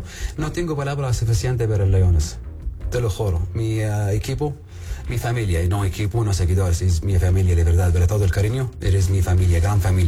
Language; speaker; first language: Spanish; non-native, learner; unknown